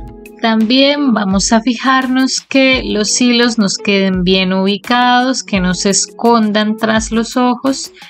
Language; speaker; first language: Spanish; native; Spanish